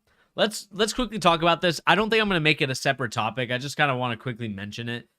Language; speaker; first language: English; native; English